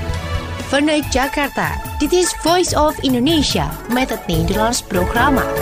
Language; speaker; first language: Dutch; non-native, learner; Indonesian